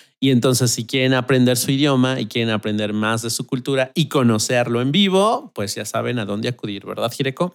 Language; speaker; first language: Spanish; native; Spanish